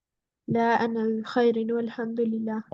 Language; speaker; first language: Arabic; non-native, learner; Albanian